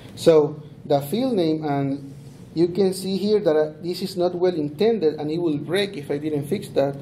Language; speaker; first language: English; non-native, fluent; Spanish